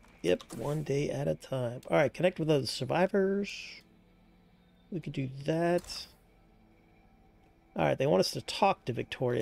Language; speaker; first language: English; native; English